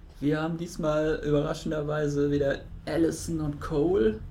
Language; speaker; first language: German; native; German